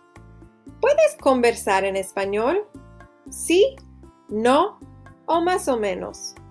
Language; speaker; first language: Spanish; non-native, fluent; English